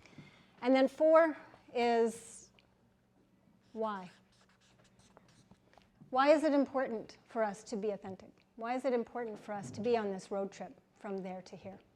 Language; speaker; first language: English; native; English